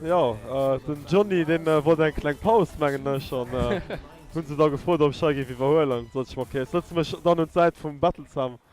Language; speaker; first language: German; non-native, local second language; Luxembourgish